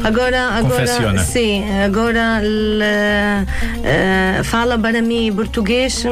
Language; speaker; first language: Portuguese; non-native, learner; Arabic